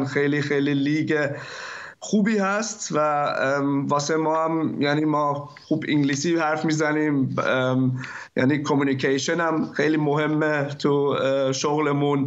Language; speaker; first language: Persian; early bilingual, heritage; German